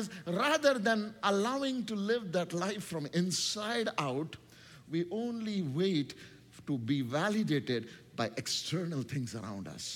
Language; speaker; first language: English; non-native, local second language; Hindi